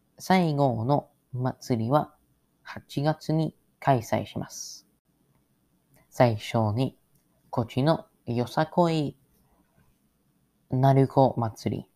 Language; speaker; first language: Japanese; non-native, learner; English